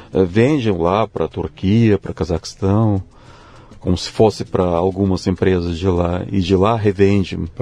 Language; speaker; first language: Portuguese; non-native, fluent; Russian